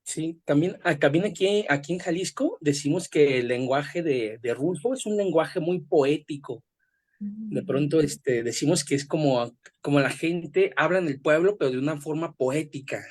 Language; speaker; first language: Spanish; native; Spanish